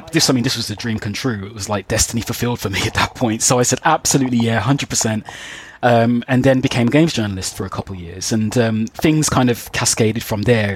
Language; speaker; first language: English; native; English